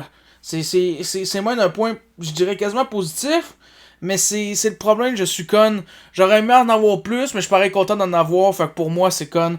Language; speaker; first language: French; native; French